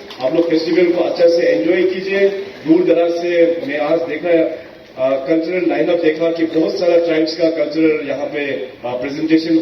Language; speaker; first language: Hindi; non-native, local second language; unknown